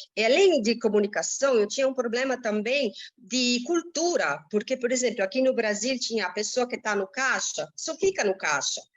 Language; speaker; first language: Portuguese; non-native, fluent; Italian